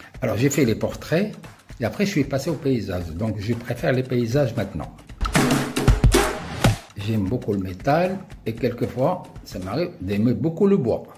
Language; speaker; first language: French; non-native, local second language; Arabic